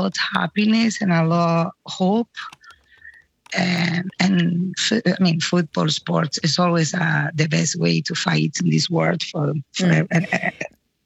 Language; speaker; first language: English; non-native, learner; Spanish